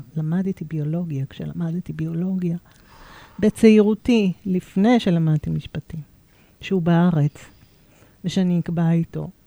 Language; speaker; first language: Hebrew; native; Hebrew